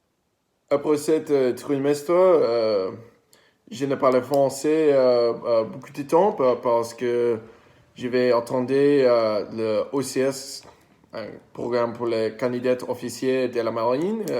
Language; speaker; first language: French; non-native, learner; English